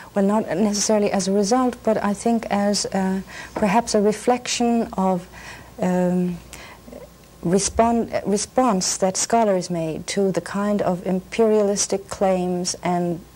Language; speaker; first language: English; native; English